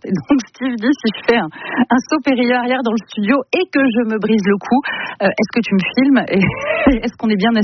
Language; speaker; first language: French; native; French